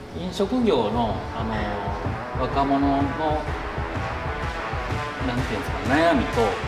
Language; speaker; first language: Japanese; native; Japanese